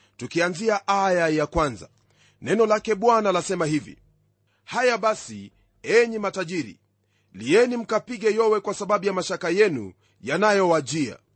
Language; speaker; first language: Swahili; non-native, local second language; Luyia